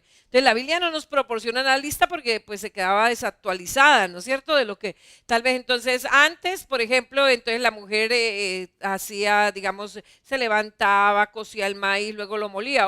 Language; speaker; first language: Spanish; native; Spanish